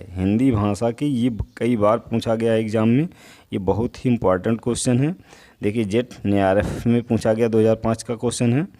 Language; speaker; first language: Hindi; native; Hindi